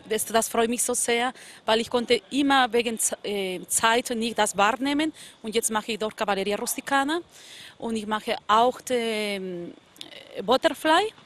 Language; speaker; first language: German; non-native, fluent; Spanish